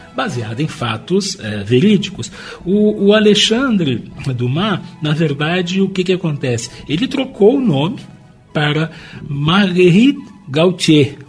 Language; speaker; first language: Portuguese; native; Portuguese